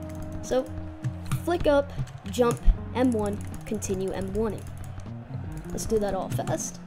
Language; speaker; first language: English; native; English